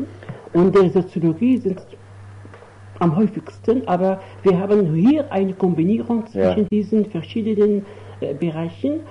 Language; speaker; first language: German; non-native, fluent; Arabic